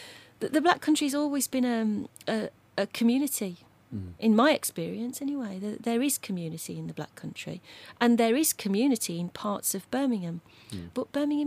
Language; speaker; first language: English; native; English